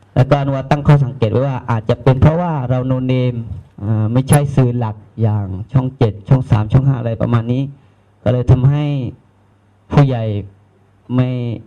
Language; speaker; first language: Thai; non-native, local second language; Malay